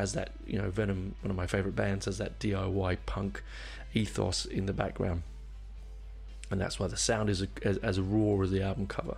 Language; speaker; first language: English; native; English